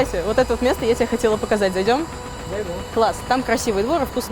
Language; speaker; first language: Russian; native; Russian